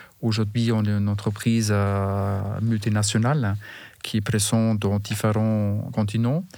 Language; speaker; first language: French; non-native, fluent; German